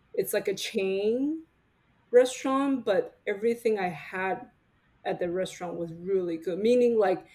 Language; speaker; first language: English; non-native, fluent; Chinese